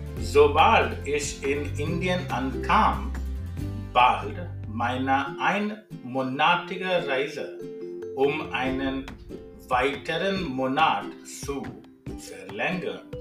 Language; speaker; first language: German; non-native, fluent; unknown